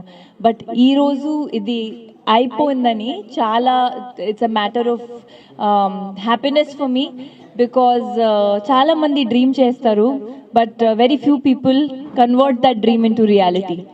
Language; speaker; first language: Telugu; non-native, fluent; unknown